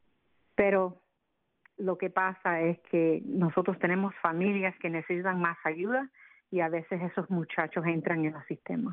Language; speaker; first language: Spanish; early bilingual, other home language; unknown